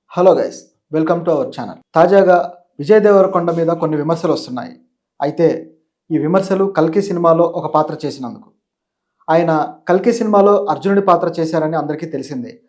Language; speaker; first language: Telugu; native; Telugu